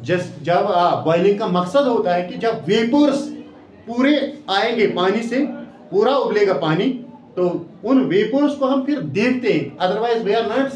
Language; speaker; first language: Hindi; non-native, local second language; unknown